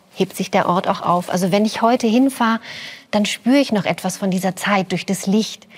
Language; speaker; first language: German; early bilingual, other home language; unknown